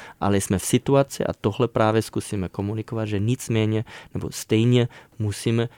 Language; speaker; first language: Czech; non-native, fluent; German